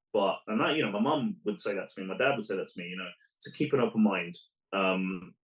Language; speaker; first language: English; early bilingual, other home language; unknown